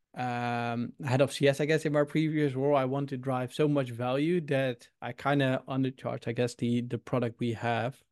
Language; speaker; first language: English; non-native, fluent; Dutch